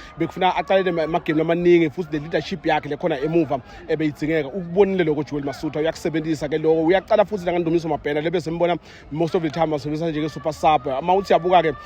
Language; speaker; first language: Zulu; non-native, local second language; Swati